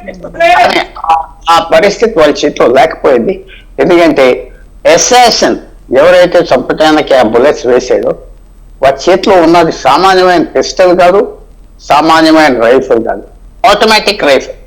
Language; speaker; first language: Telugu; native; Telugu